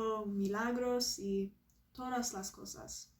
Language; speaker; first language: Spanish; non-native, learner; English